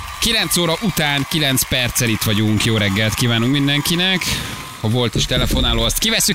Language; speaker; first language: Hungarian; native; Hungarian